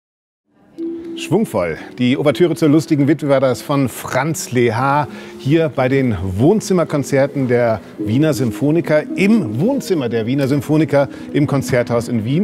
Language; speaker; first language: German; native; German